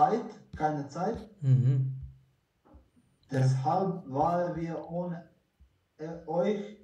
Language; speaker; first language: German; non-native, learner; Bosnian